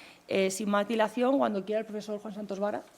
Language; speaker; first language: Spanish; native; Spanish